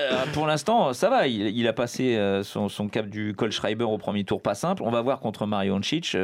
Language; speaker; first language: French; native; French